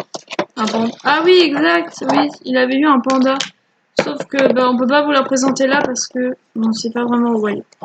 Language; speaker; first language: French; native; French